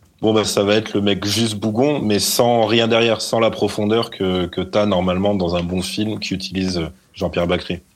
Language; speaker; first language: French; native; French